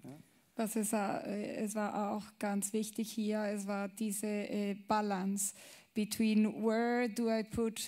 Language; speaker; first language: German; non-native, learner; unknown